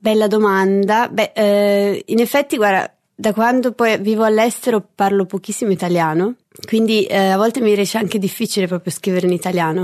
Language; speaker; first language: Italian; native; Italian